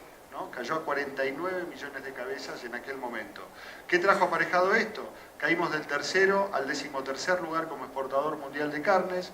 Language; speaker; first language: Spanish; native; Spanish